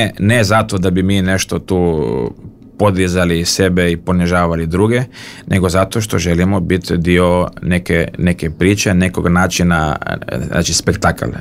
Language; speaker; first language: Serbian; early bilingual, heritage; Bosnian